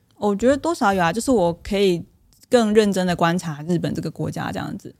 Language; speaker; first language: Chinese; native; Chinese